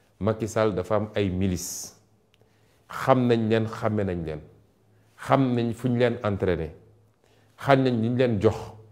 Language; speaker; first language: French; non-native, local second language; Wolof